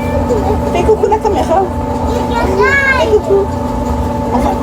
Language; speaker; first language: French; native; French